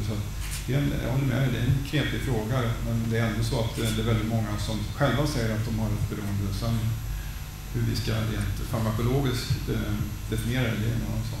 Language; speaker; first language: Swedish; native; Swedish